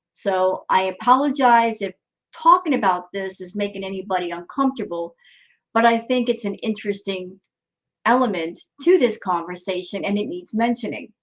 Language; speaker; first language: English; native; English